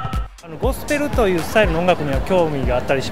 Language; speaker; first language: Japanese; non-native, fluent; English